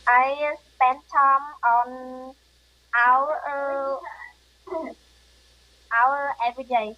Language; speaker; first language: English; non-native, learner; Vietnamese